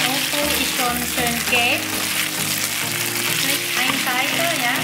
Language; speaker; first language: German; non-native, learner; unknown